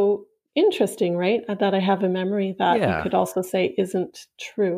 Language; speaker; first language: English; native; English